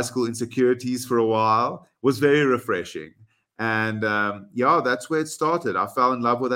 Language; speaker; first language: English; non-native, local second language; Afrikaans